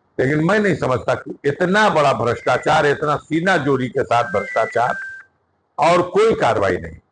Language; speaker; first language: Hindi; native; Hindi